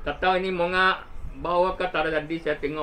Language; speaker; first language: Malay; non-native, local second language; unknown